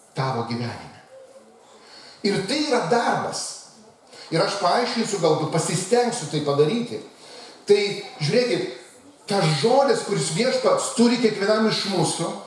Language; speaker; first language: Lithuanian; non-native, local second language; Russian